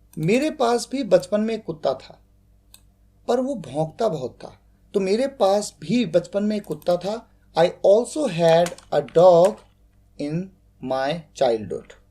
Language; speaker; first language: Hindi; native; Hindi